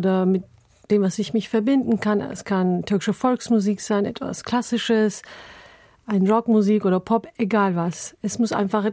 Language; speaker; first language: German; early bilingual, other home language; Turkish